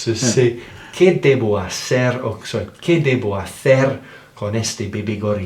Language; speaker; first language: Spanish; non-native, fluent; English